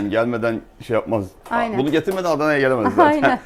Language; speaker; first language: Turkish; native; Turkish